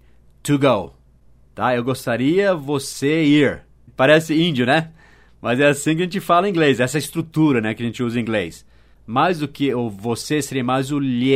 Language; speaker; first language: Portuguese; non-native, fluent; English